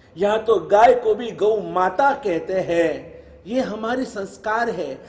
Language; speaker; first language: Hindi; non-native, local second language; Gujarati